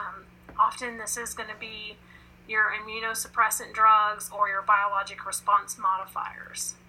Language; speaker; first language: English; native; English